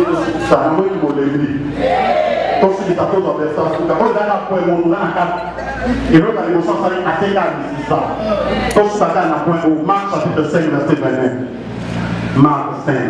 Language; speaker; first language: French; non-native, local second language; Lingala